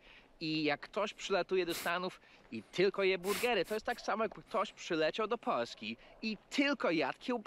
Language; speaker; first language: Polish; non-native, fluent; English